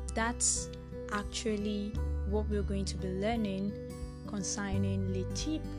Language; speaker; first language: English; non-native, local second language; Yoruba